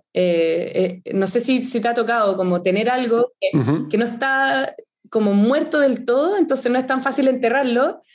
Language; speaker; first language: Spanish; native; Spanish